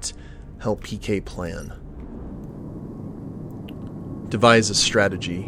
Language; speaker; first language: English; native; English